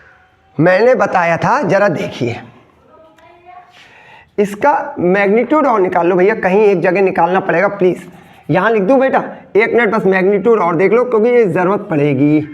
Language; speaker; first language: Hindi; native; Hindi